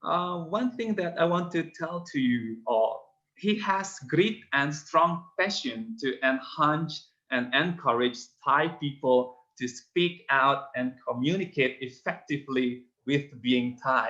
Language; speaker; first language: English; non-native, fluent; Indonesian